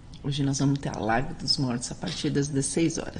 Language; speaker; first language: Portuguese; native; Portuguese